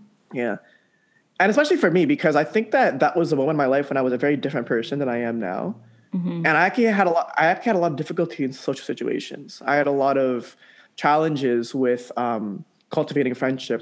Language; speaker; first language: English; native; English